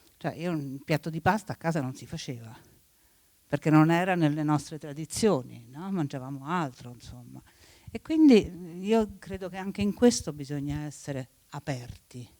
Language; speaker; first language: Italian; early bilingual, other home language; Spanish